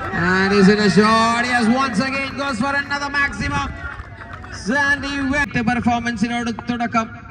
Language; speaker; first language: English; non-native, local second language; Malayalam